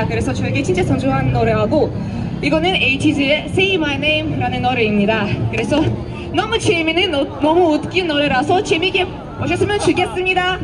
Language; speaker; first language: Korean; non-native, fluent; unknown